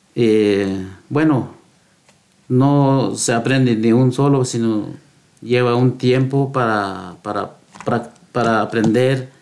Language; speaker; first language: Spanish; native; Spanish